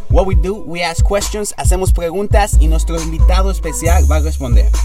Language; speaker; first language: Spanish; early bilingual, heritage; Spanish